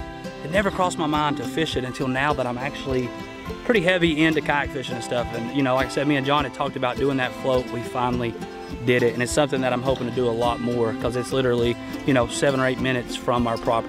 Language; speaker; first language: English; native; English